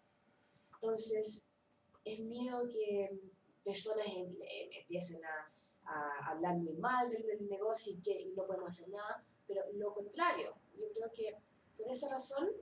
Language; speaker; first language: Spanish; early bilingual, heritage; Spanish